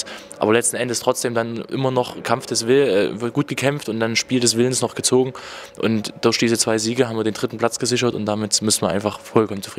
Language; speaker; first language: German; native; German